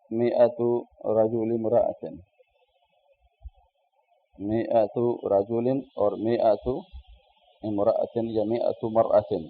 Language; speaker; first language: Arabic; non-native, fluent; Urdu